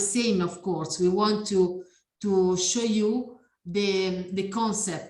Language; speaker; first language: English; non-native, learner; Italian